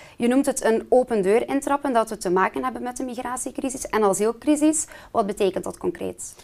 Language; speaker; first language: Dutch; native; Dutch